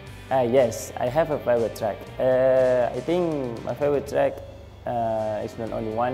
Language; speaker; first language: English; non-native, learner; Malay